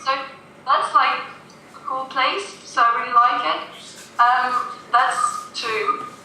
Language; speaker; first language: English; non-native, fluent; Russian